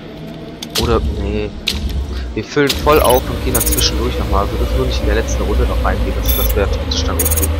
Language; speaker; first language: German; native; German